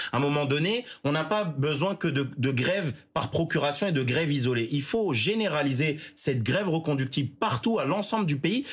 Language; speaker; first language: French; native; French